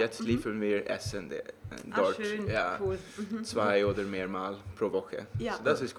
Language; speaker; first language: German; non-native, learner; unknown